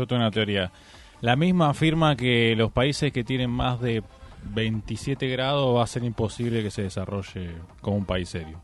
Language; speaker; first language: Spanish; native; Spanish